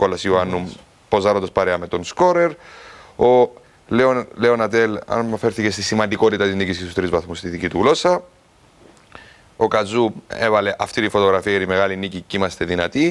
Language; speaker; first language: Greek; native; Greek